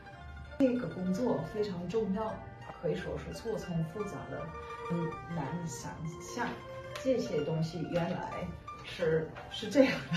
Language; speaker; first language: Chinese; non-native, fluent; English